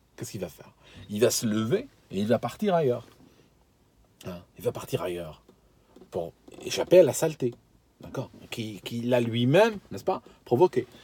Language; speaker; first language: French; non-native, local second language; Arabic